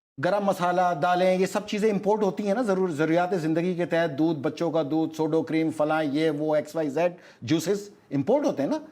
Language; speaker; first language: Urdu; native; Urdu